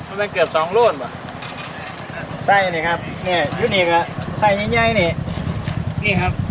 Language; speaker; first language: Thai; non-native, local second language; Northeastern Thai